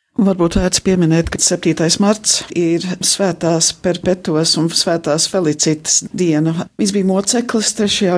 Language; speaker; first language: Latvian; early bilingual, heritage; Latvian